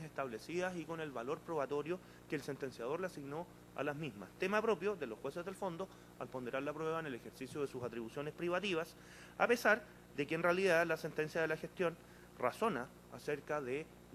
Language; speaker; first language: Spanish; native; Spanish